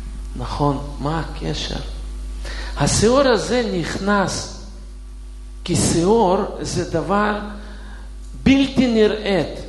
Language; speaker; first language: Hebrew; non-native, fluent; Russian